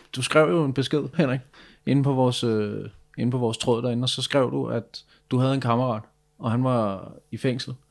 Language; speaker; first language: Danish; native; Danish